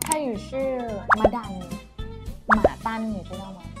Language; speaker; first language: Chinese; non-native, fluent; Thai